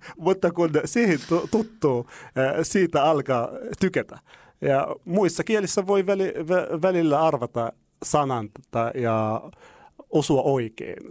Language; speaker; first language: Finnish; non-native, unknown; Arabic